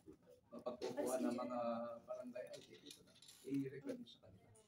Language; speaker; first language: Filipino; native; Filipino